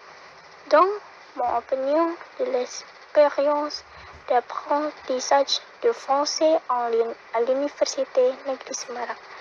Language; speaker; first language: French; non-native, learner; Indonesian